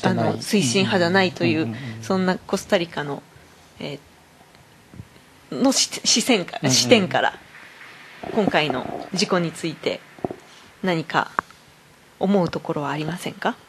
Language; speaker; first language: Japanese; native; Japanese